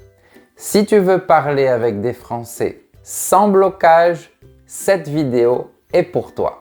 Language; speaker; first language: French; native; French